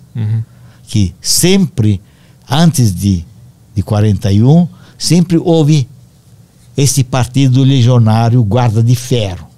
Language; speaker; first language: Portuguese; non-native, fluent; Romanian